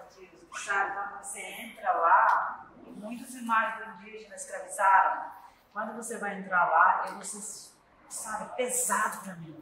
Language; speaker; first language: Portuguese; non-native, learner; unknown